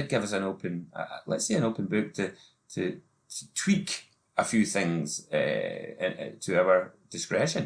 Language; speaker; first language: English; native; English